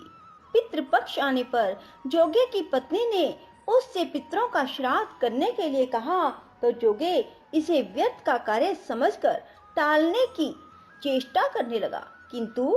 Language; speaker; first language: Hindi; native; Hindi